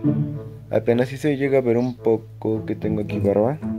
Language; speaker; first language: Spanish; native; Spanish